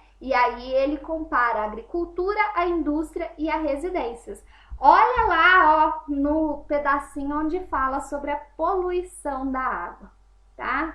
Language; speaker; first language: Portuguese; native; Portuguese